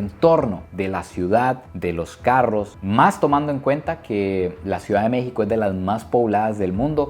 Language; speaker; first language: Spanish; native; Spanish